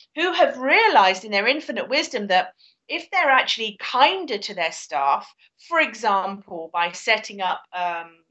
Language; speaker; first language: English; native; English